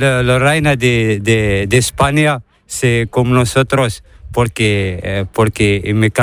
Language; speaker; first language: Spanish; non-native, learner; Arabic